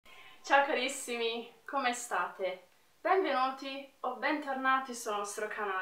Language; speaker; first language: Italian; non-native, fluent; Portuguese